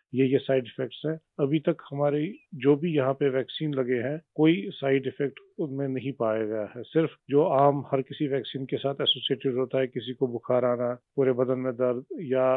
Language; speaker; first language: Hindi; non-native, local second language; Kashmiri